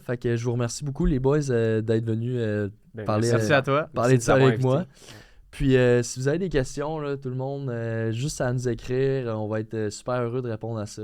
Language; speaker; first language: French; native; French